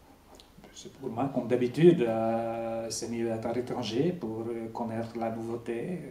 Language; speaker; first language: French; non-native, fluent; Hungarian